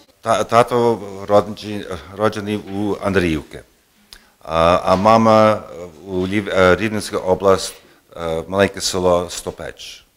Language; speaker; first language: Ukrainian; early bilingual, heritage; Ukrainian